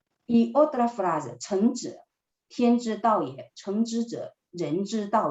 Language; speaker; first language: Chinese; native; Chinese